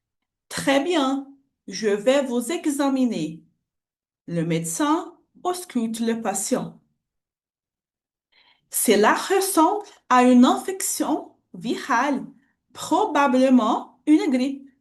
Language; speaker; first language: French; non-native, fluent; Portuguese